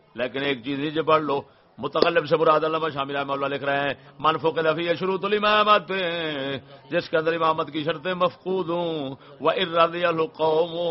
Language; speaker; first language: Urdu; non-native, local second language; Punjabi